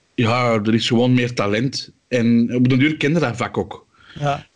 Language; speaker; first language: Dutch; native; Dutch